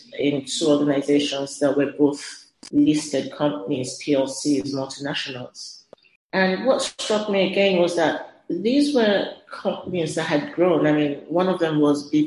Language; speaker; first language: English; non-native, local second language; Yoruba